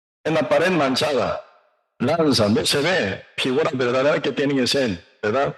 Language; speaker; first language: Spanish; non-native, learner; Korean